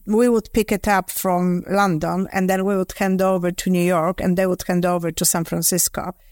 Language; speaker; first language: English; non-native, fluent; Polish